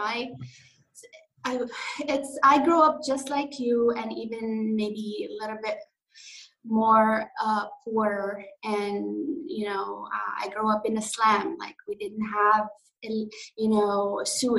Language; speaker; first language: English; non-native, fluent; Arabic